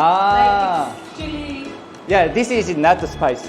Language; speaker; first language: English; non-native, learner; Korean